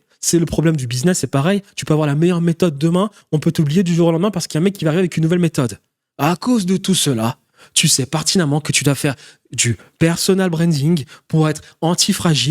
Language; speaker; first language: French; native; French